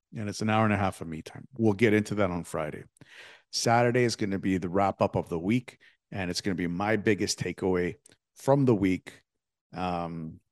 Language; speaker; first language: English; native; English